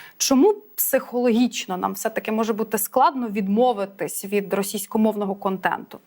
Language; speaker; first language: Ukrainian; native; Ukrainian